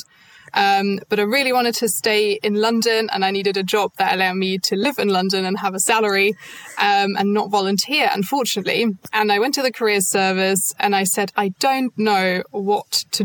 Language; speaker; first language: English; non-native, fluent; German